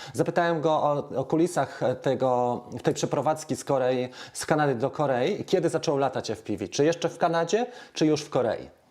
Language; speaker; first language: Polish; native; Polish